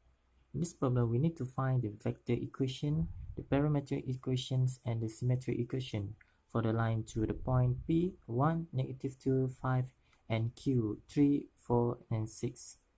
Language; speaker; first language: English; non-native, local second language; Malay